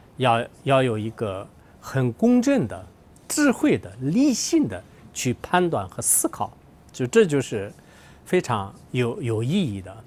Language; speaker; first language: Chinese; non-native, local second language; Tibetan